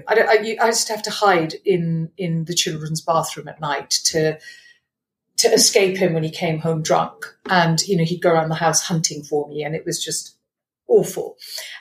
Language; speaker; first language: English; non-native, local second language; Punjabi